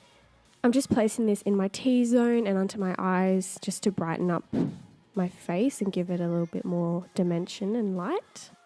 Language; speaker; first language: English; native; English